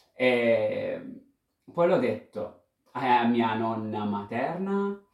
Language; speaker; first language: Italian; native; Italian